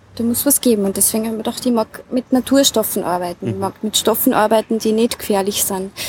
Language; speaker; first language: German; native; German